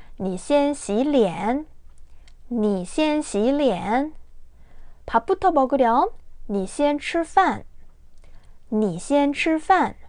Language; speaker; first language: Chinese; non-native, fluent; Korean